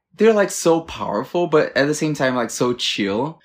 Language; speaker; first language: English; non-native, fluent; Portuguese